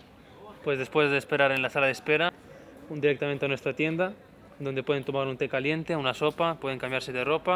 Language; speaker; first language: Spanish; native; Spanish